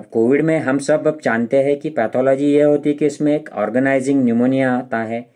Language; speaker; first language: Hindi; non-native, local second language; Marathi